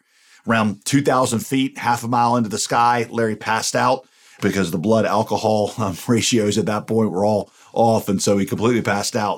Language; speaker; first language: English; native; English